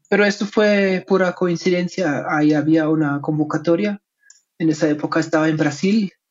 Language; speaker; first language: Spanish; non-native, fluent; German